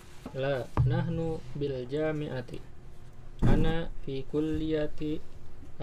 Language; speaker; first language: Arabic; non-native, learner; Indonesian